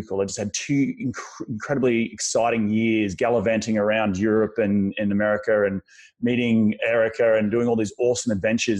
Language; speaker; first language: English; native; English